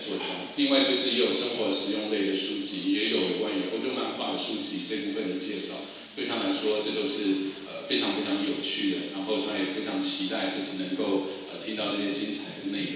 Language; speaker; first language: Chinese; native; Chinese